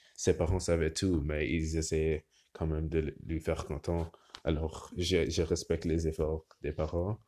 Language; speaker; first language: French; non-native, learner; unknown